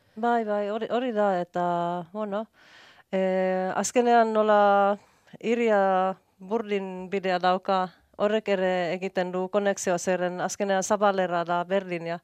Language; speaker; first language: Basque; non-native, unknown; Finnish